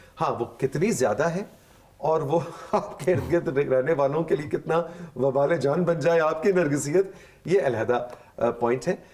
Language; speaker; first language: Urdu; non-native, local second language; Punjabi